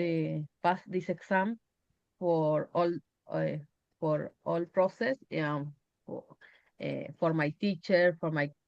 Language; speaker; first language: English; non-native, learner; Spanish